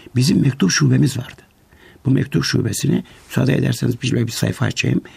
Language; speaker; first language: Turkish; native; Turkish